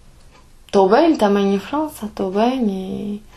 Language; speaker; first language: Portuguese; early bilingual, heritage; Portuguese